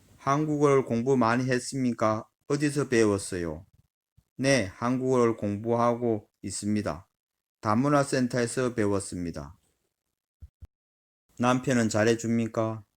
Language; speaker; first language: Korean; non-native, learner; Filipino